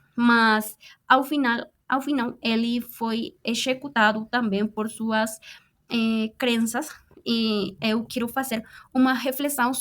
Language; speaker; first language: Portuguese; non-native, fluent; Spanish